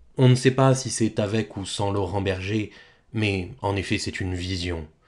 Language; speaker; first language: French; native; French